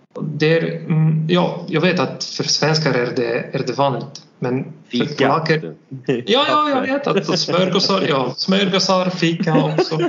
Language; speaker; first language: Swedish; non-native, learner; Polish